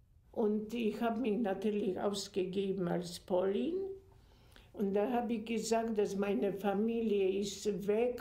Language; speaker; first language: German; non-native, fluent; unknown